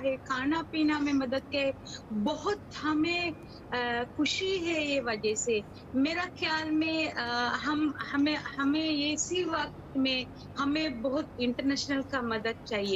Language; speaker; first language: Hindi; non-native, learner; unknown